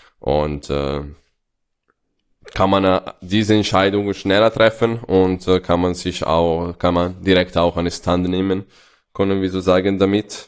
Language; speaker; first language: German; non-native, fluent; Italian